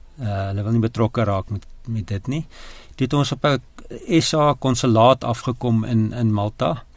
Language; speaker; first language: Afrikaans; native; Afrikaans